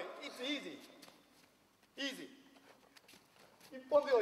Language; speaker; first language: English; non-native, learner; Japanese